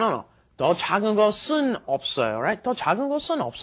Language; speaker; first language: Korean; non-native, fluent; English